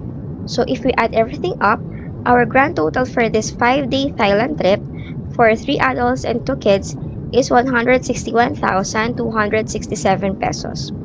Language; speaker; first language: English; non-native, local second language; Filipino